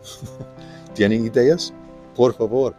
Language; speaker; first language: Spanish; non-native, learner; English